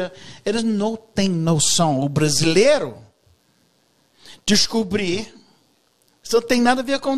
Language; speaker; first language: Portuguese; non-native, learner; English